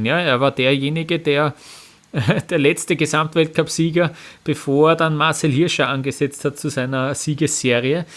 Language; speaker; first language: German; native; German